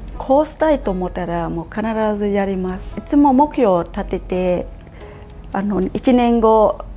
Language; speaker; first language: Japanese; non-native, fluent; Khmer